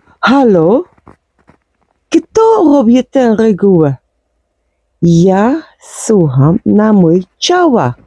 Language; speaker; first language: Polish; non-native, learner; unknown